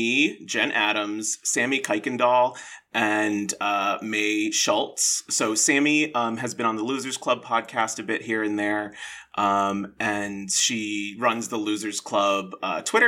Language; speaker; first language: English; native; English